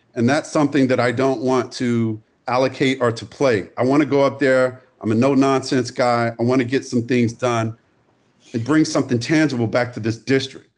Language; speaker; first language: English; native; English